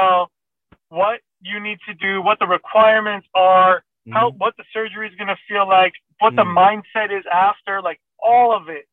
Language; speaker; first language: English; non-native, fluent; Persian